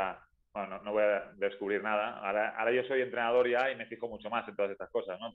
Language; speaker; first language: Spanish; native; Spanish